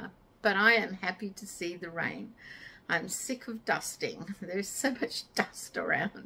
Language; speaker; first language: English; native; English